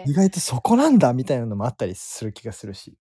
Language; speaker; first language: Japanese; native; Japanese